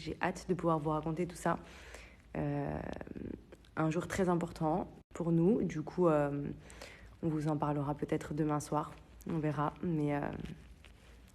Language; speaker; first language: French; native; French